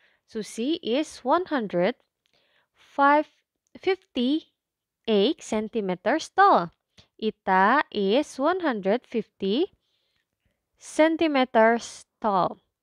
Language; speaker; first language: English; non-native, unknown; Indonesian